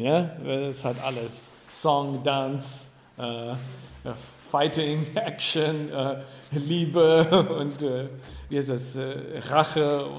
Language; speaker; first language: German; non-native, fluent; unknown